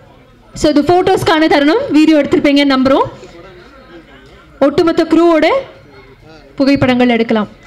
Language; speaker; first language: Tamil; native; Tamil